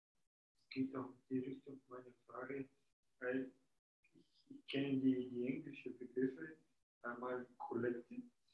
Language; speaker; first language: German; non-native, fluent; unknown